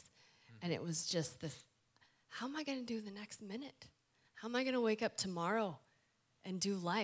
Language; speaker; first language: English; native; English